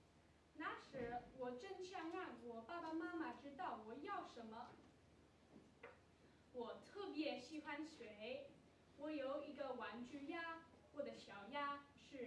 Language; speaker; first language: Chinese; non-native, learner; English